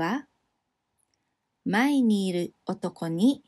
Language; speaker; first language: Japanese; non-native, fluent; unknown